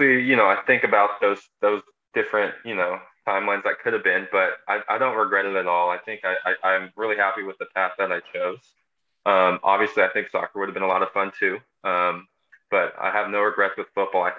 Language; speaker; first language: English; native; English